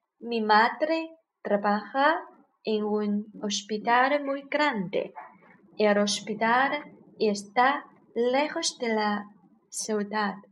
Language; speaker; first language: Spanish; non-native, learner; Chinese